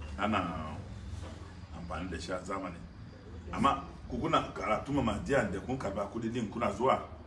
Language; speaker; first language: Hausa; non-native, local second language; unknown